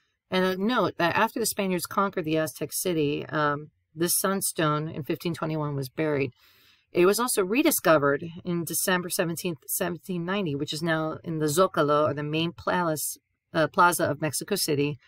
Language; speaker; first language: English; native; English